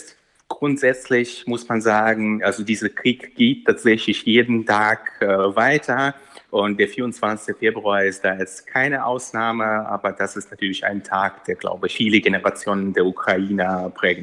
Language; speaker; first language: German; non-native, fluent; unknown